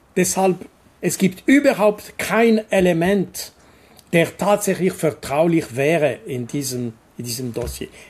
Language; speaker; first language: German; non-native, local second language; French